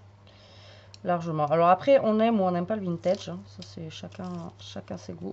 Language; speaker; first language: French; native; French